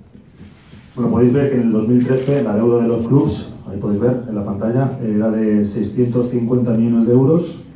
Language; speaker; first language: Spanish; native; Spanish